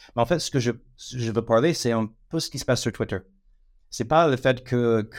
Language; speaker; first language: French; non-native, fluent; English